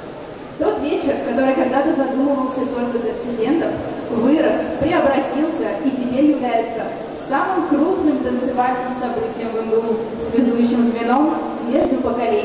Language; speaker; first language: Russian; native; Russian